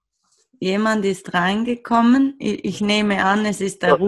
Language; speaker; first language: German; native; German